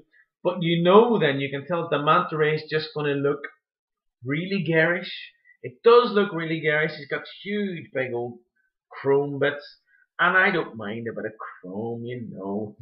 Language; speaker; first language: English; native; English